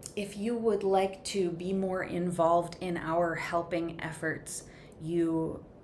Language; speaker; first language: English; native; English